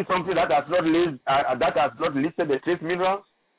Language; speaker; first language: English; non-native, local second language; French